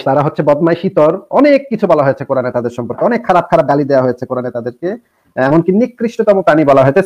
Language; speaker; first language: Bangla; native; Bangla